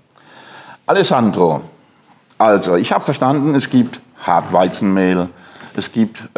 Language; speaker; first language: German; native; German